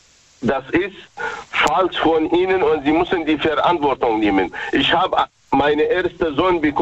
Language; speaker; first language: German; non-native, learner; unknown